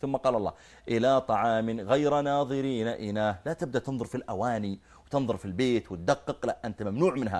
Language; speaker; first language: Arabic; native; Arabic